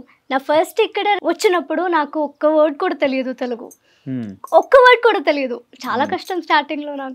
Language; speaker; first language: Telugu; non-native, learner; Malayalam